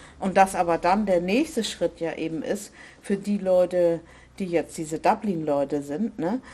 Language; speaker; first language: German; native; German